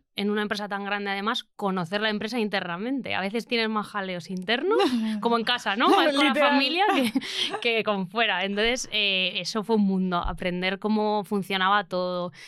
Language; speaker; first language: Spanish; native; Spanish